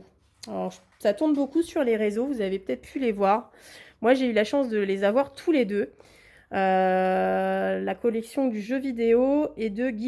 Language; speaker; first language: French; native; French